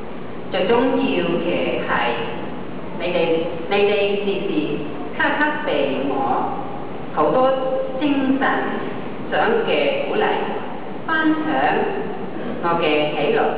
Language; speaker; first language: Cantonese; non-native, learner; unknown